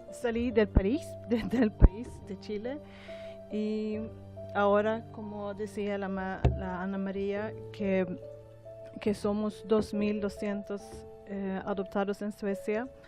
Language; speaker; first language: Spanish; non-native, learner; Swedish